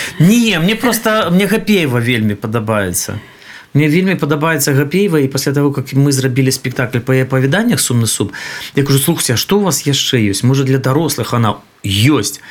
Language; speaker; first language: Belarusian; non-native, local second language; Russian